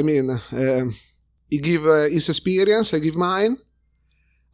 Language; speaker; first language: English; non-native, fluent; Italian